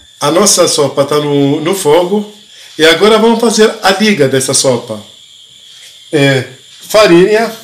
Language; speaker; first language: Portuguese; non-native, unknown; Arabic